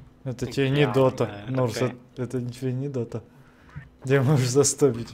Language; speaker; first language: Russian; native; Russian